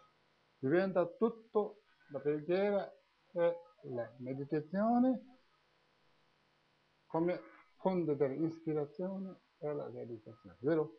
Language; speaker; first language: Italian; non-native, learner; Tibetan